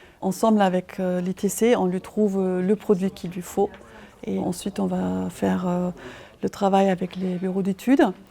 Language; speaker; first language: French; non-native, fluent; German